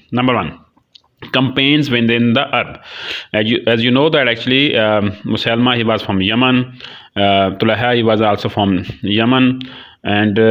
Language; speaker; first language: English; non-native, local second language; Urdu